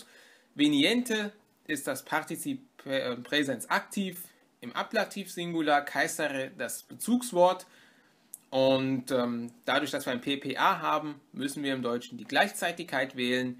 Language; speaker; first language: German; native; German